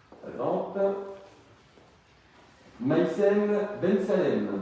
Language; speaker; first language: French; native; French